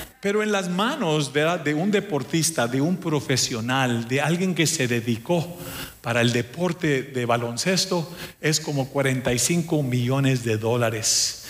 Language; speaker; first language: Spanish; early bilingual, heritage; Spanish